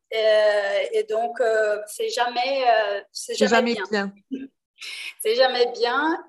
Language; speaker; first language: French; non-native, fluent; Portuguese